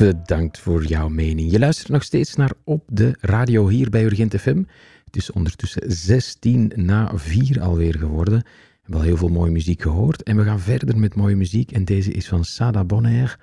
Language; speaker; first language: Dutch; native; Dutch